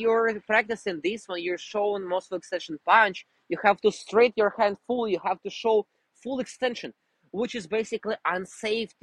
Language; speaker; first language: English; non-native, fluent; Russian